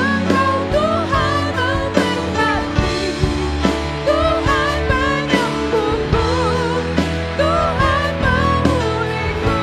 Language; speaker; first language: Indonesian; native; Indonesian